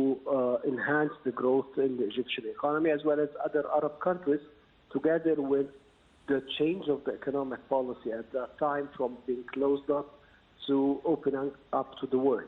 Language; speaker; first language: English; non-native, fluent; Arabic